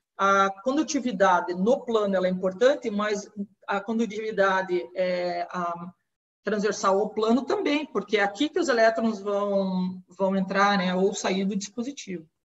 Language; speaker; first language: Portuguese; native; Portuguese